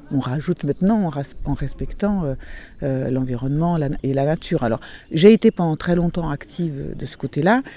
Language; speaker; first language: French; non-native, fluent; Portuguese